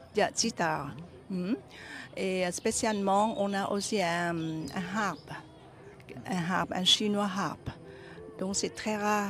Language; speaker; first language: French; non-native, fluent; Vietnamese